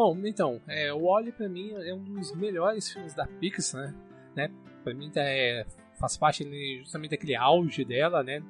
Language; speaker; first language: Portuguese; native; Portuguese